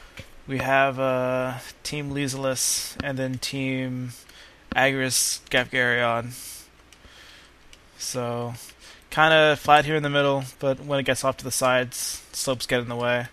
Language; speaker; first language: English; native; English